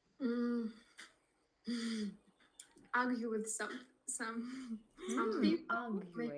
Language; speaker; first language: English; non-native, learner; Russian